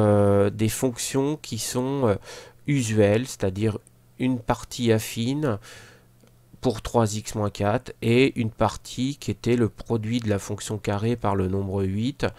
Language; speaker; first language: French; native; French